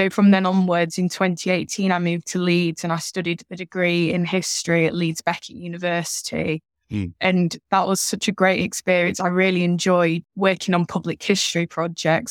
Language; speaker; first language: English; native; English